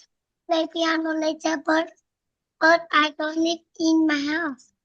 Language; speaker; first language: English; non-native, learner; Vietnamese